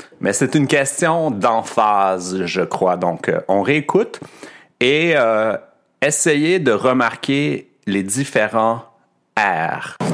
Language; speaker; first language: French; native; French